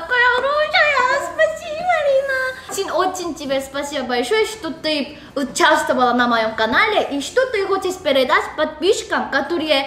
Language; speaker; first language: Russian; non-native, learner; Korean